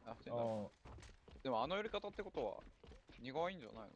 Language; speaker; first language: Japanese; native; Japanese